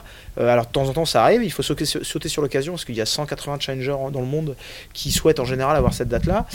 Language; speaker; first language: French; native; French